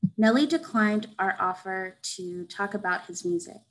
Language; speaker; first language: English; native; English